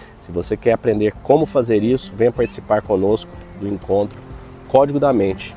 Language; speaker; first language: Portuguese; native; Portuguese